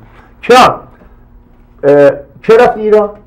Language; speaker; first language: Persian; native; Persian